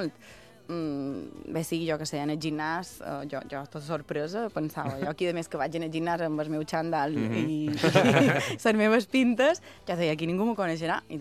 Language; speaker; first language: Catalan; native; Catalan